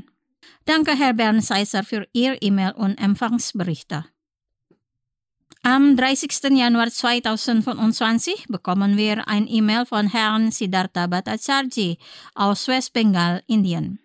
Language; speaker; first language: German; non-native, fluent; Indonesian